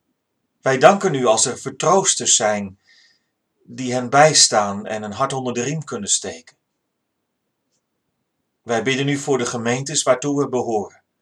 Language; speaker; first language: Dutch; native; Dutch